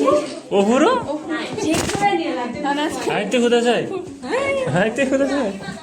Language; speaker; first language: Japanese; non-native, learner; Nepali